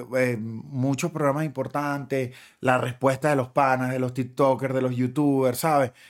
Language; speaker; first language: Spanish; native; Spanish